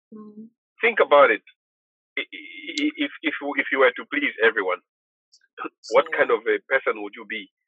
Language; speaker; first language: English; non-native, local second language; Bemba